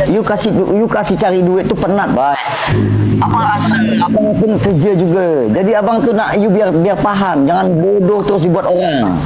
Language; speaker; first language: Malay; native; Malay